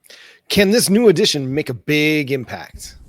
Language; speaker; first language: English; native; English